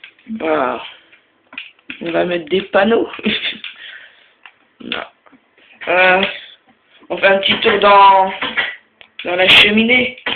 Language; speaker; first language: French; native; French